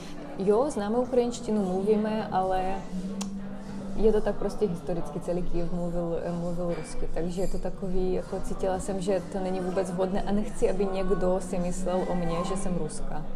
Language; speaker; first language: Czech; non-native, fluent; Russian